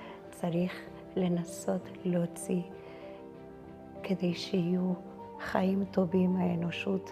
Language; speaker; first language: Hebrew; non-native, fluent; Spanish